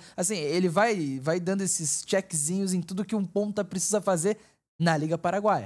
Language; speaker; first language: Portuguese; native; Portuguese